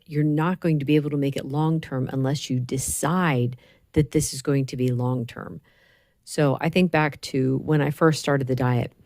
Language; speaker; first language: English; native; English